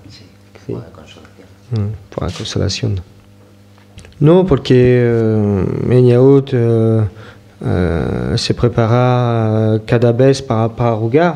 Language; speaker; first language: Spanish; non-native, fluent; French